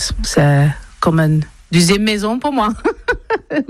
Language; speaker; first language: French; non-native, learner; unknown